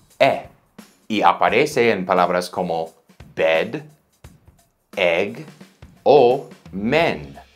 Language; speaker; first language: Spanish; non-native, fluent; English